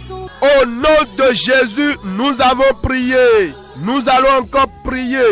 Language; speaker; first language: French; non-native, local second language; Fon